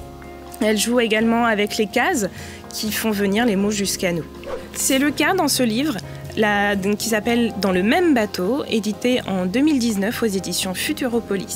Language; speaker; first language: French; native; French